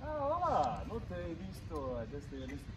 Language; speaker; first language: Spanish; non-native, learner; English